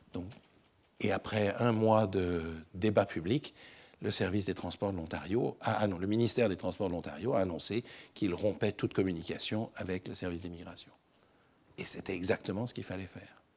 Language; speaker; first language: French; native; French